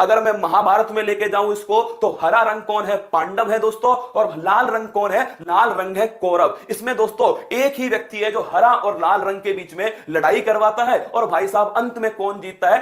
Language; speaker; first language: Hindi; native; Hindi